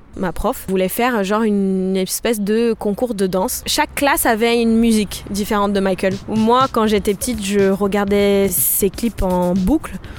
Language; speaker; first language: French; non-native, fluent; Portuguese